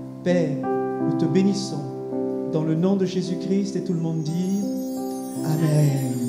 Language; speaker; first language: French; native; French